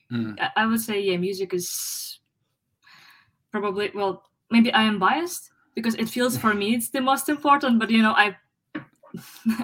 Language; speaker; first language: English; non-native, fluent; Ukrainian